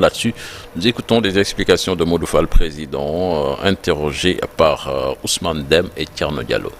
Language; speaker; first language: French; non-native, local second language; Wolof